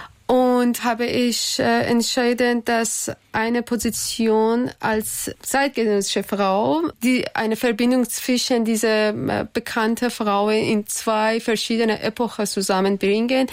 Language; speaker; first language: German; non-native, learner; Persian